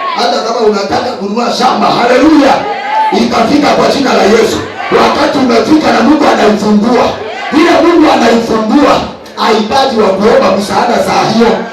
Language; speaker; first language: Swahili; non-native, local second language; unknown